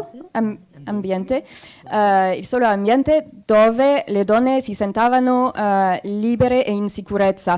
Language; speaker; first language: Italian; non-native, fluent; French